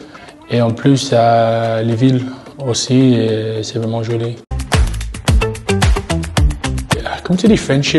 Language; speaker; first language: French; non-native, learner; English